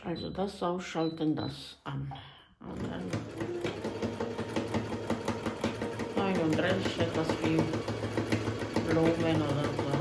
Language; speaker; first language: German; non-native, fluent; Bosnian